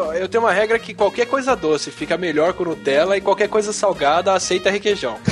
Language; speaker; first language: Portuguese; native; Portuguese